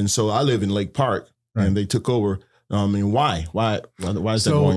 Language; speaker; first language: English; native; English